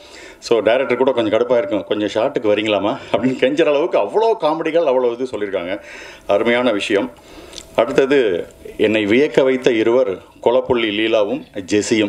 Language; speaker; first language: Tamil; native; Tamil